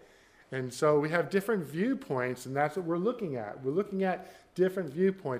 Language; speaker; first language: English; native; English